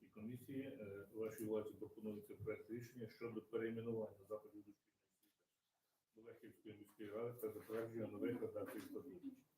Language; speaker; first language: Ukrainian; native; Ukrainian